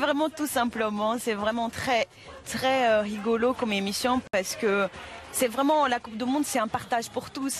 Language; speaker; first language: French; non-native, fluent; Portuguese